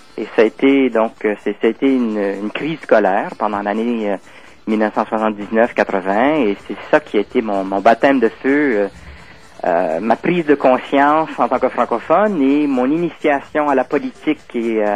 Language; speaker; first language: French; native; French